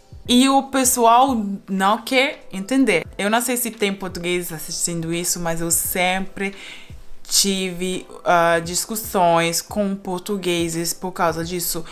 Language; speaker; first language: Portuguese; non-native, fluent; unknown